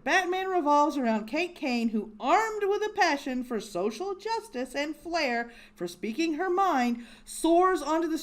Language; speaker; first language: English; native; English